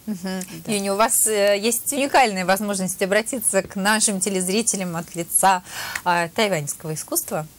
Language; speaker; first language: Russian; native; Russian